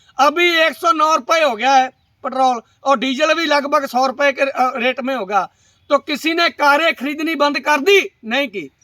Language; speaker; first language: Hindi; non-native, local second language; Punjabi